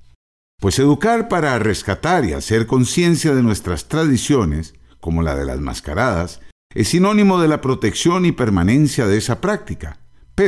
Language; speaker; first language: Spanish; native; Spanish